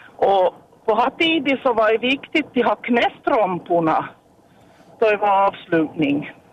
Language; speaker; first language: Swedish; native; Swedish